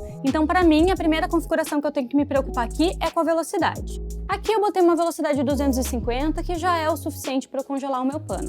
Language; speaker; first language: Portuguese; native; Portuguese